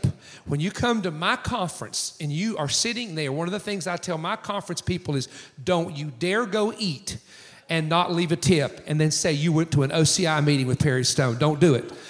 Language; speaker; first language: English; native; English